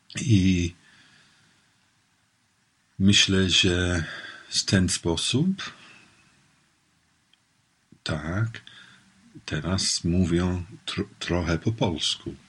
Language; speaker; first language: Polish; non-native, learner; English